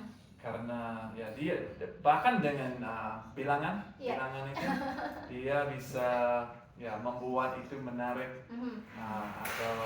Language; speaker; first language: Indonesian; non-native, learner; English